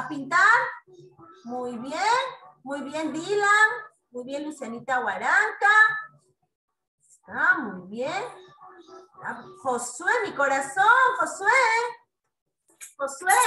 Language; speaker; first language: Spanish; native; Spanish